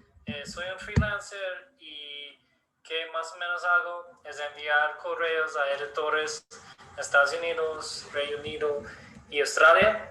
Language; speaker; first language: Spanish; non-native, learner; English